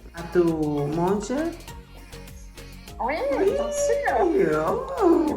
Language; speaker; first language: French; non-native, learner; Thai